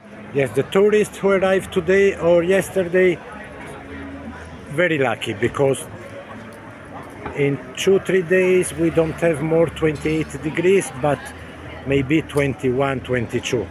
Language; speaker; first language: English; non-native, learner; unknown